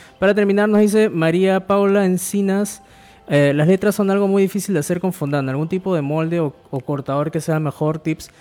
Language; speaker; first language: Spanish; native; Spanish